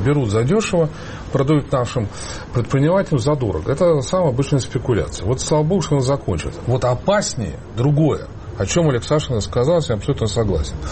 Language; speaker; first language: Russian; native; Russian